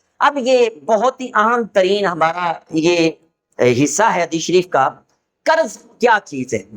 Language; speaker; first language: Urdu; non-native, local second language; Punjabi